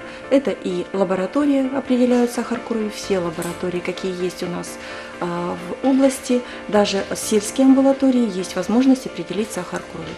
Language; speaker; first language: Russian; native; Russian